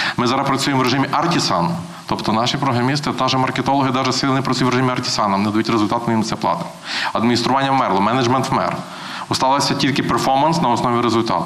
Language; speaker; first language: Ukrainian; native; Ukrainian